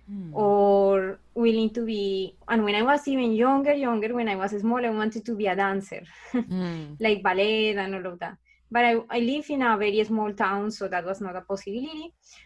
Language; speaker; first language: English; non-native, fluent; Spanish